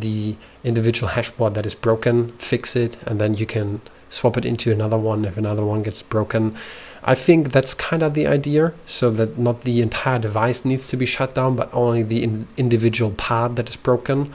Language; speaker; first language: English; non-native, fluent; German